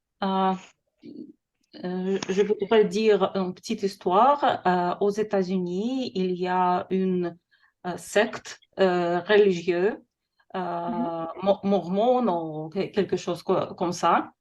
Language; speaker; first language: French; non-native, fluent; Russian